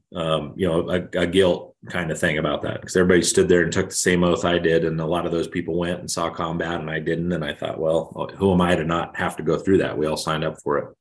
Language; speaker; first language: English; native; English